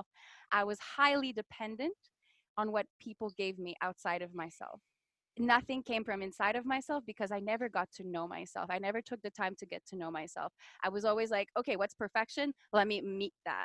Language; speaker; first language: English; non-native, fluent; French